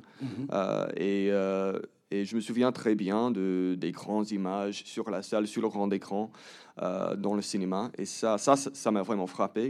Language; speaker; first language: French; early bilingual, heritage; English